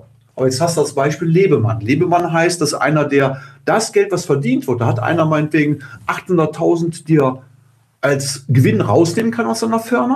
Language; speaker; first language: German; native; German